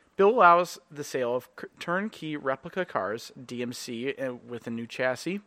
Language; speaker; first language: English; native; English